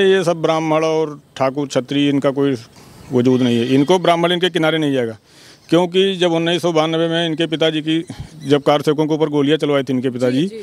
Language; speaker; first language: Hindi; native; Hindi